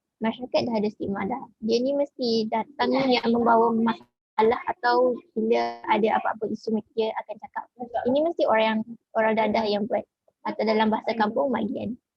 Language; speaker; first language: Malay; native; Malay